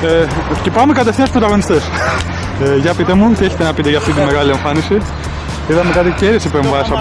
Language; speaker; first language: Greek; native; Greek